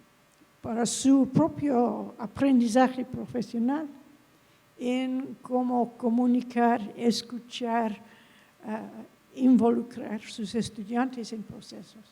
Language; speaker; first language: Spanish; non-native, fluent; English